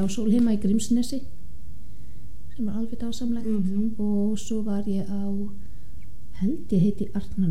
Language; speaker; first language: Icelandic; non-native, fluent; German